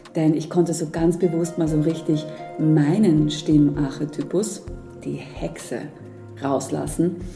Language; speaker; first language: German; native; German